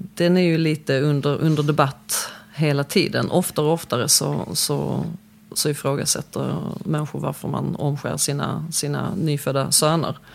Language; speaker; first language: Swedish; early bilingual, other home language; Polish